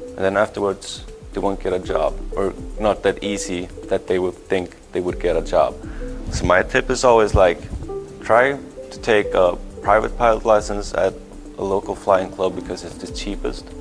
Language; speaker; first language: English; non-native, fluent; Swedish